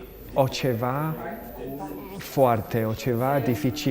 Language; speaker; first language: Romanian; non-native, learner; English